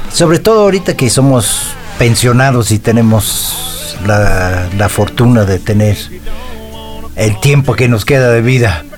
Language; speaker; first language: Spanish; non-native, fluent; English